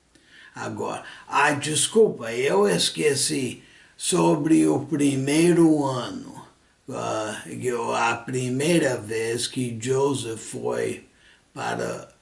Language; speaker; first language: Portuguese; non-native, fluent; English